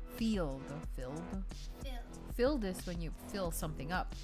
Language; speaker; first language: English; non-native, local second language; Filipino